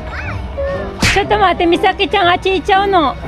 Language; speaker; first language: Japanese; non-native, fluent; Filipino